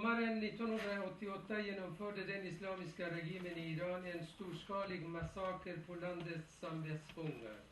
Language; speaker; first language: Swedish; non-native, fluent; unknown